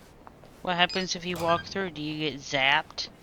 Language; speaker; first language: English; native; English